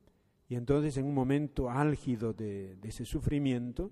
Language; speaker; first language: Spanish; native; Spanish